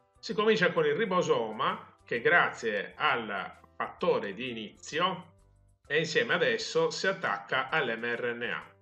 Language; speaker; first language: Italian; native; Italian